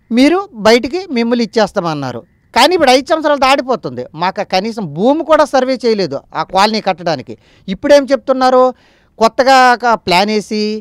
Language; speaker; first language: Telugu; native; Telugu